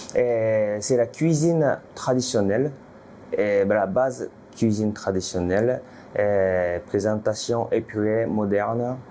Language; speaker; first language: French; non-native, fluent; Japanese